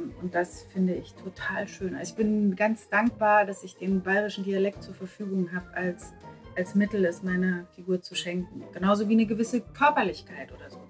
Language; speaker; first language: German; native; German